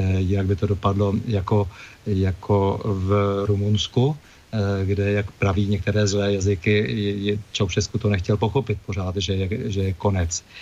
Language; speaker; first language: Czech; native; Czech